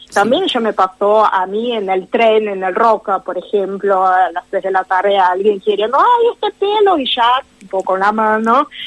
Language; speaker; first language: Spanish; non-native, fluent; Portuguese